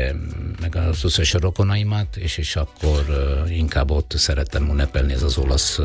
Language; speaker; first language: Hungarian; non-native, learner; Italian